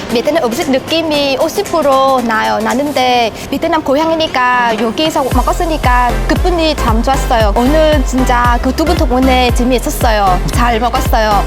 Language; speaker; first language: Korean; non-native, fluent; Vietnamese